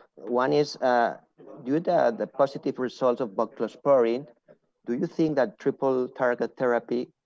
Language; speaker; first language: English; non-native, fluent; Spanish